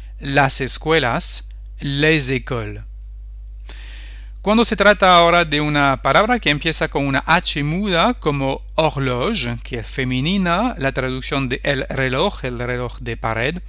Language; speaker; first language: Spanish; non-native, fluent; French